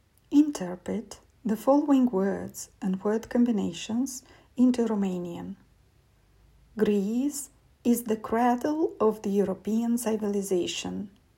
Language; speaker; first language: English; non-native, fluent; Romanian